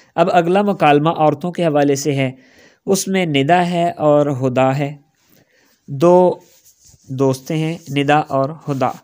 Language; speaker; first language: Urdu; non-native, local second language; Punjabi